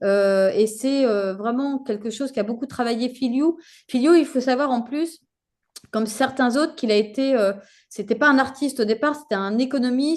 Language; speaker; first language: French; native; French